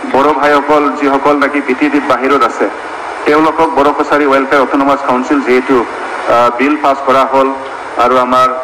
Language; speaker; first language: Assamese; non-native, local second language; Bodo